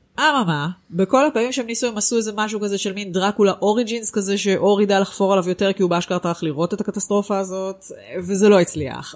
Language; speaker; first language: Hebrew; native; Hebrew